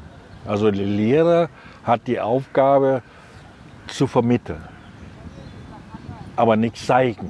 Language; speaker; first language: German; non-native, learner; Thai